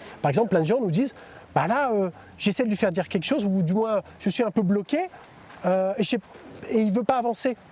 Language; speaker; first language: French; native; French